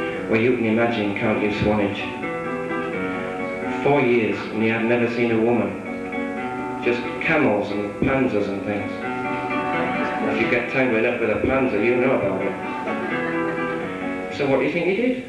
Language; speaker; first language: English; native; English